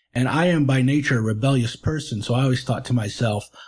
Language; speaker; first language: English; native; English